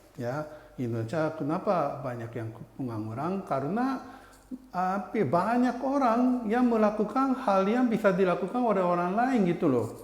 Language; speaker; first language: Indonesian; non-native, fluent; Japanese